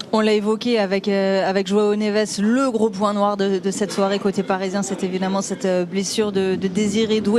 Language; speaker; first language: French; native; French